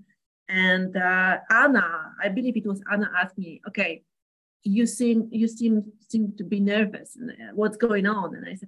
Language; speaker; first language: English; non-native, fluent; Polish